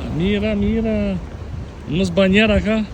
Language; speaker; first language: Spanish; non-native, learner; Albanian